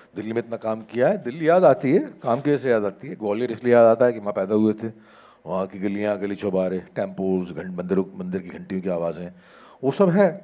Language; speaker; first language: Hindi; native; Hindi